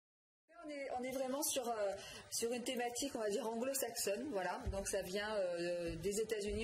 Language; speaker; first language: French; native; French